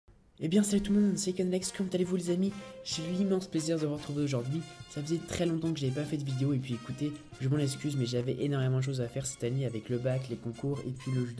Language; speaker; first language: French; native; French